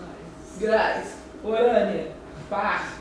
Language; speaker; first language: Dutch; non-native, learner; Portuguese